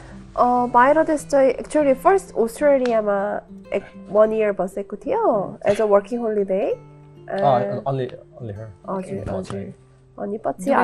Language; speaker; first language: Nepali; non-native, learner; Korean